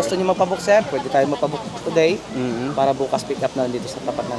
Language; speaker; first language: Filipino; native; Filipino